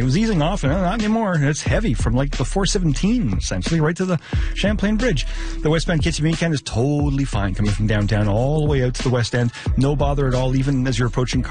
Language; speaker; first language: English; native; English